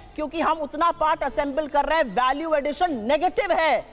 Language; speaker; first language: Hindi; native; Hindi